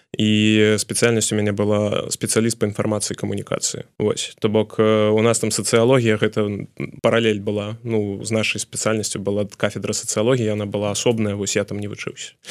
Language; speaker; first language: Belarusian; non-native, local second language; Russian